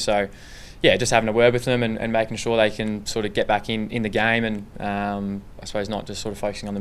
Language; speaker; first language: English; native; English